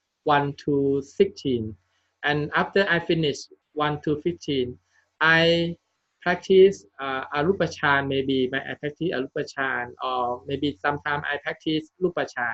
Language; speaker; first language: English; non-native, learner; Thai